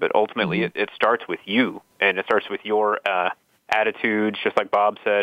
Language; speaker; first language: English; native; English